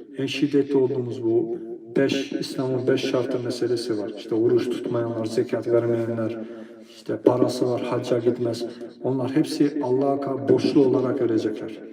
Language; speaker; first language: Turkish; non-native, fluent; Albanian